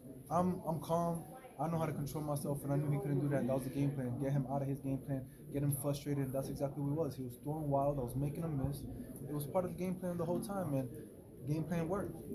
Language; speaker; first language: English; early bilingual, other home language; Spanish